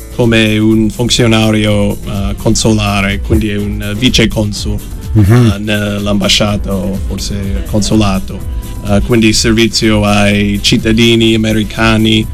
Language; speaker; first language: Italian; non-native, fluent; English